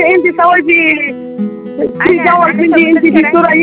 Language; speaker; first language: Arabic; non-native, learner; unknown